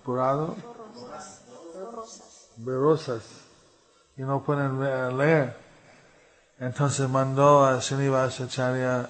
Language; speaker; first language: Spanish; non-native, fluent; English